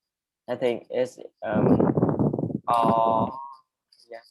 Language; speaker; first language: English; non-native, learner; Vietnamese